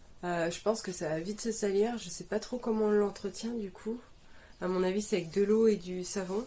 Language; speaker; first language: French; native; French